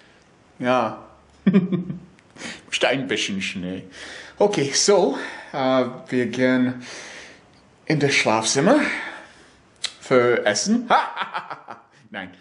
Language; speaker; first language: German; non-native, learner; English